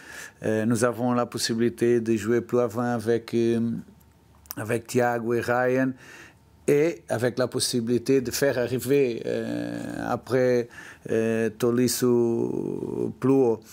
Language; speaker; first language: French; non-native, learner; Portuguese